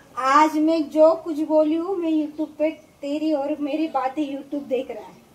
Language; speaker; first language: Hindi; non-native, local second language; Marathi